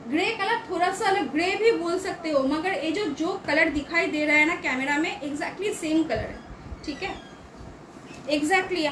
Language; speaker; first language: Hindi; non-native, local second language; Bangla